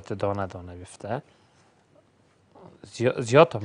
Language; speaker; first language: Persian; native; Persian